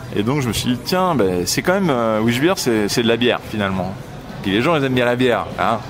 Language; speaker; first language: French; native; French